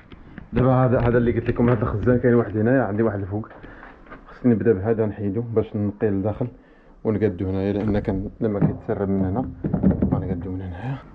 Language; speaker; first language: Arabic; native; Arabic